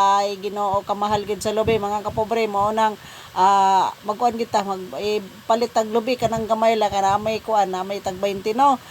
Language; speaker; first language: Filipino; non-native, local second language; Cebuano